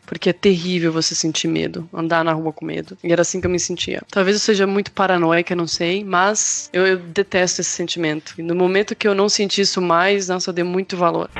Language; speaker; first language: Portuguese; native; Portuguese